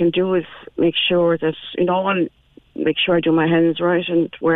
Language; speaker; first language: English; non-native, local second language; Swahili